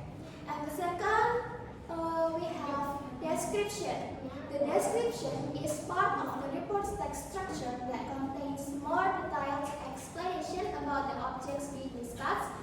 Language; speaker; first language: English; non-native, learner; Indonesian